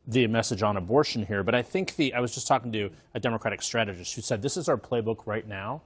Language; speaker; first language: English; native; English